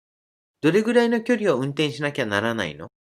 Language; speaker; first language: Japanese; native; Japanese